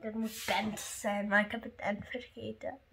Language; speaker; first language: Dutch; non-native, learner; German